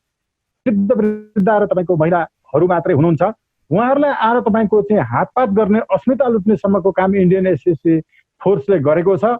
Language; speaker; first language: Nepali; native; Nepali